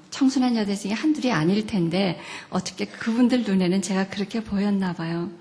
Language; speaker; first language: Korean; native; Korean